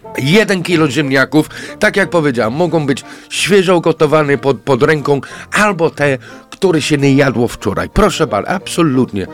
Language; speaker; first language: Polish; non-native, fluent; English